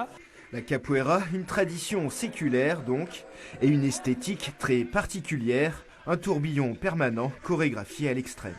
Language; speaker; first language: French; native; French